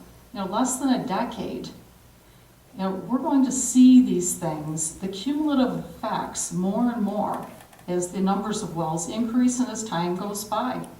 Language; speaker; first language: English; native; English